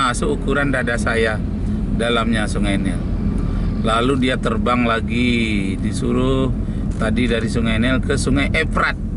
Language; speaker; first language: Indonesian; native; Indonesian